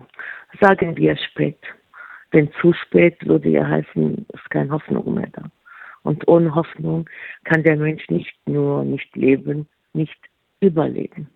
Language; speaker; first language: German; non-native, fluent; Arabic